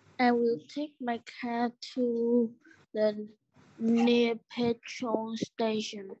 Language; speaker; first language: English; non-native, learner; Vietnamese